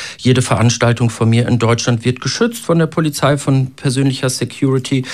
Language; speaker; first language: German; native; German